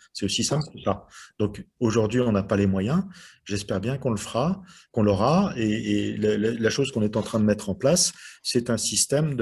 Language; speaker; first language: French; native; French